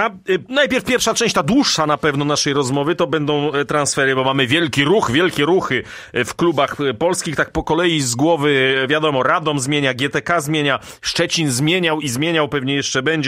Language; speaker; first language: Polish; native; Polish